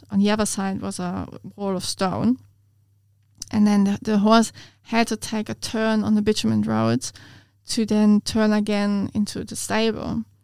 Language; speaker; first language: English; non-native, fluent; German